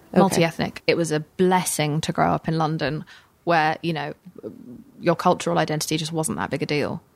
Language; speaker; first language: English; native; English